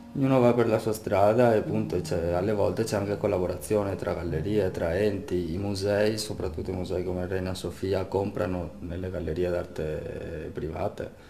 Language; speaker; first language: Italian; native; Italian